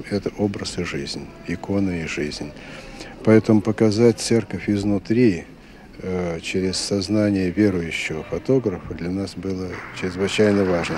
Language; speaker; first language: Russian; native; Russian